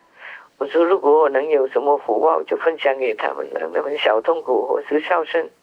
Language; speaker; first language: Chinese; non-native, fluent; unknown